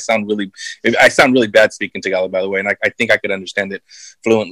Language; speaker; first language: English; early bilingual, other home language; Filipino